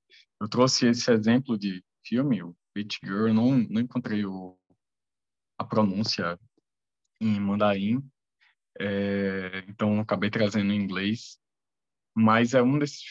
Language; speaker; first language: Portuguese; native; Portuguese